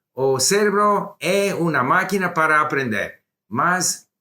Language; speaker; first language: Portuguese; non-native, learner; English